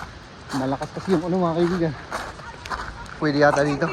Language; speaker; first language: Filipino; native; Filipino